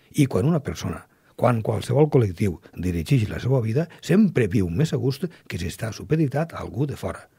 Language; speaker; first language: Catalan; native; Catalan